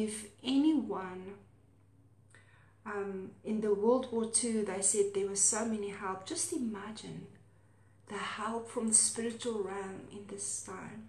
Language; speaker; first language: English; non-native, local second language; Afrikaans